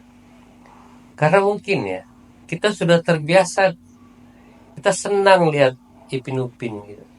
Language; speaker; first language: Indonesian; native; Indonesian